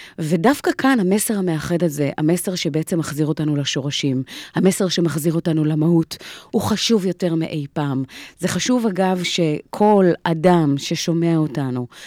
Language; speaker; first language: Hebrew; native; Hebrew